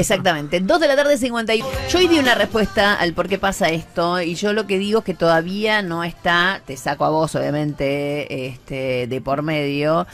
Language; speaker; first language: Spanish; native; Spanish